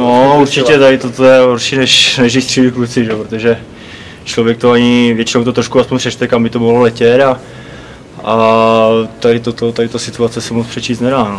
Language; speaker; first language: Czech; native; Czech